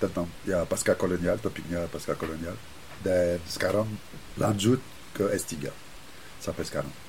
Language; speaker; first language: Indonesian; non-native, fluent; French